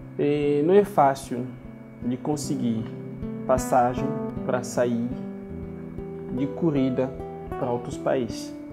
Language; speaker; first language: Portuguese; non-native, learner; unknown